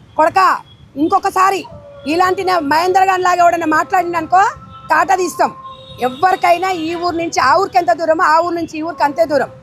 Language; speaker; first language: Telugu; native; Telugu